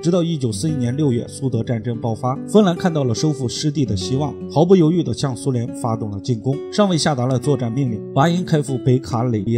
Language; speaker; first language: Chinese; native; Chinese